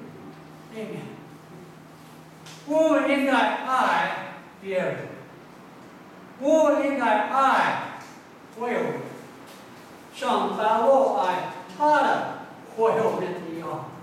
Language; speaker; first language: Chinese; non-native, learner; English